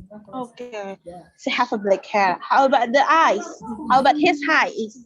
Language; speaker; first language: English; non-native, learner; Indonesian